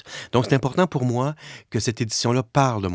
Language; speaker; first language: French; native; French